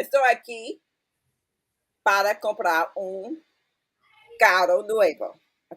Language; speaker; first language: Spanish; non-native, learner; English